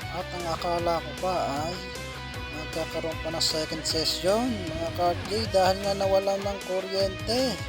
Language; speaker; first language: Filipino; native; Filipino